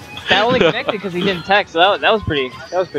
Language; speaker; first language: English; native; English